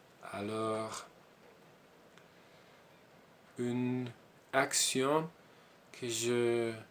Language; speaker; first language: French; non-native, learner; Spanish